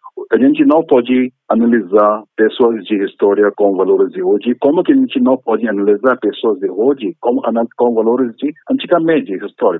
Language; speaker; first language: Portuguese; non-native, fluent; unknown